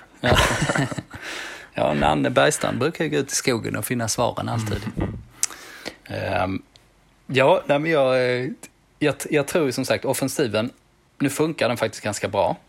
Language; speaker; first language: Swedish; native; Swedish